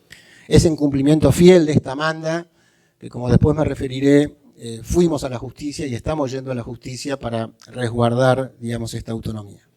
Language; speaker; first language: Spanish; native; Spanish